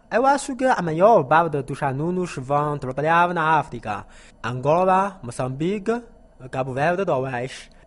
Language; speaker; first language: Portuguese; non-native, learner; Chinese